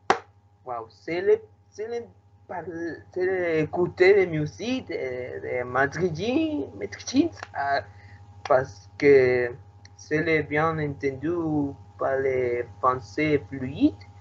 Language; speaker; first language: French; non-native, learner; Spanish